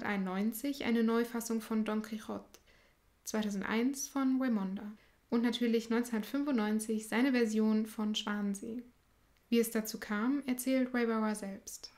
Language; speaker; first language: German; native; German